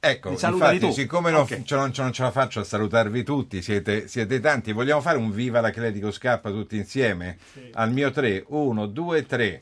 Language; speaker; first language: Italian; native; Italian